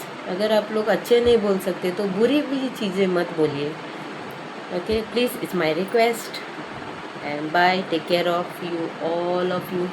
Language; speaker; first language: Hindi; non-native, local second language; Konkani